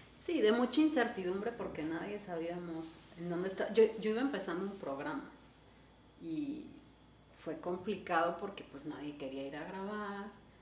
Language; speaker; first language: Spanish; native; Spanish